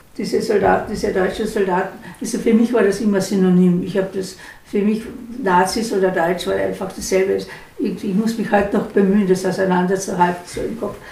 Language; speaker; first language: German; non-native, local second language; Slovenian